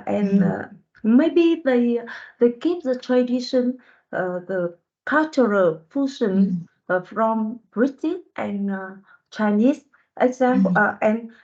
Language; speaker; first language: English; non-native, learner; Vietnamese